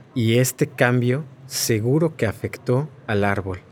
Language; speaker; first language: Spanish; native; Spanish